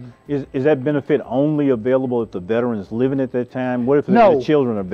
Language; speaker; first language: English; native; English